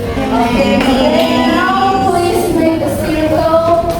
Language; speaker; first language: English; non-native, learner; Indonesian